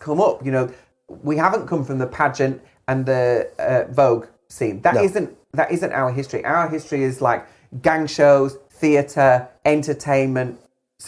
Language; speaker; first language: English; native; English